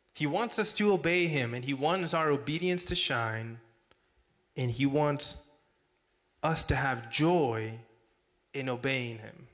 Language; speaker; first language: English; non-native, fluent; Spanish